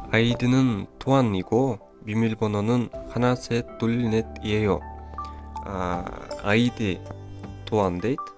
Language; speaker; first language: Korean; non-native, fluent; Kyrgyz